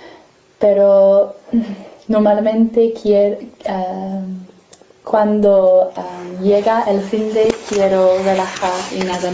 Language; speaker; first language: Spanish; non-native, fluent; English